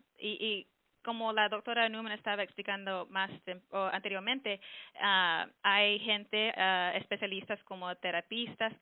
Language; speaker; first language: Spanish; early bilingual, heritage; Spanish